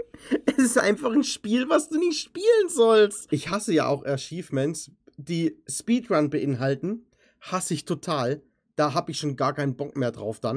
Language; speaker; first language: German; native; German